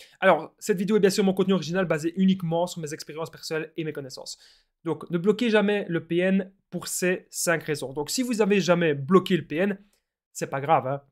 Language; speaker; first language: French; native; French